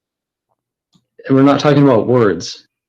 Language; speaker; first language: English; native; English